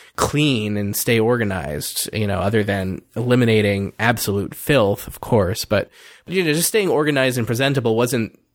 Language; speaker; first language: English; native; English